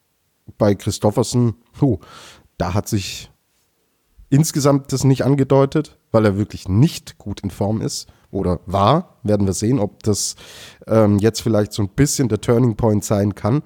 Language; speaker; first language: German; native; German